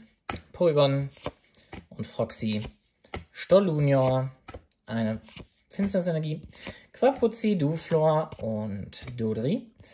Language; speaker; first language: German; native; German